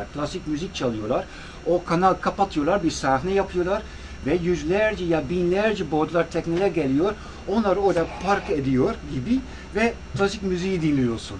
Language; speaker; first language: Turkish; non-native, fluent; Dutch